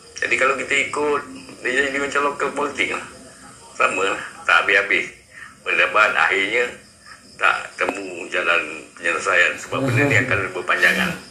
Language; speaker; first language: Malay; native; Malay